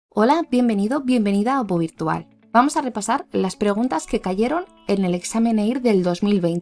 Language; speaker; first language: Spanish; native; Spanish